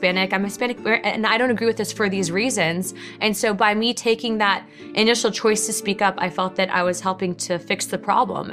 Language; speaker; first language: English; native; English